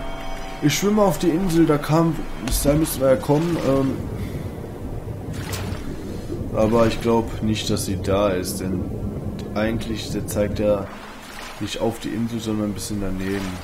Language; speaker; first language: German; native; German